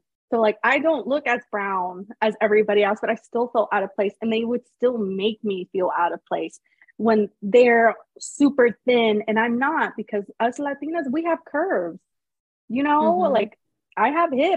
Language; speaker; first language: English; native; English